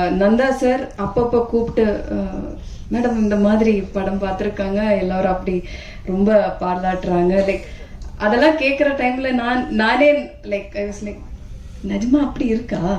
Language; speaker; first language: Tamil; non-native, fluent; Malayalam